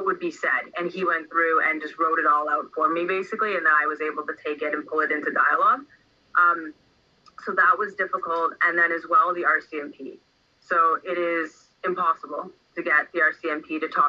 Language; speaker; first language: English; native; English